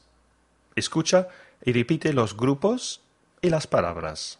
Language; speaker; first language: Spanish; non-native, fluent; English